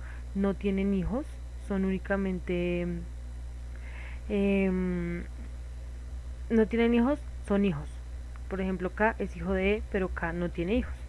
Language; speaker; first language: Spanish; native; Spanish